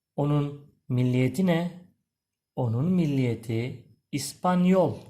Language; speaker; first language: Turkish; native; Turkish